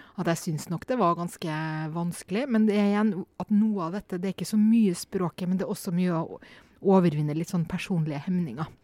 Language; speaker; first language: Norwegian; native; Norwegian